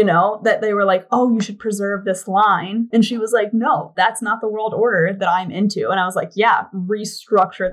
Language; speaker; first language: English; native; English